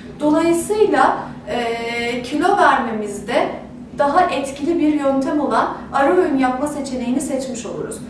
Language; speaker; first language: Turkish; native; Turkish